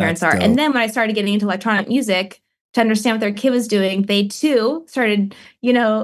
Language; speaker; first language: English; native; English